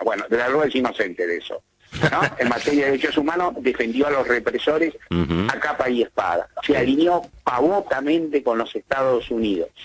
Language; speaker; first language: Spanish; native; Spanish